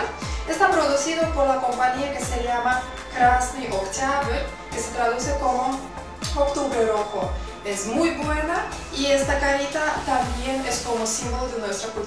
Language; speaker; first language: Spanish; non-native, fluent; Russian